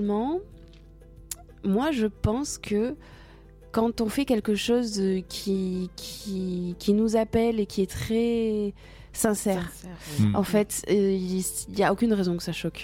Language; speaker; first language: French; native; French